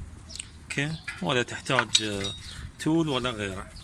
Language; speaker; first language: Arabic; native; Arabic